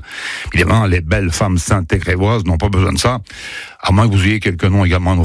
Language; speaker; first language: French; native; French